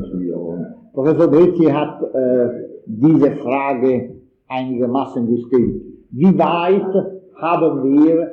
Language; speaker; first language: German; non-native, fluent; Italian